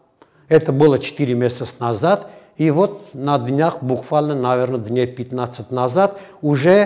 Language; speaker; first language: Russian; non-native, fluent; Armenian